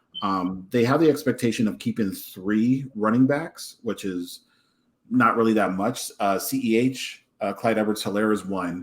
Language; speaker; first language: English; native; English